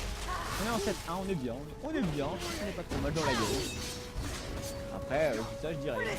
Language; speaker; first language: French; native; French